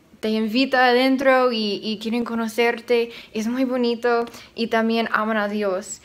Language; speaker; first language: Spanish; non-native, fluent; English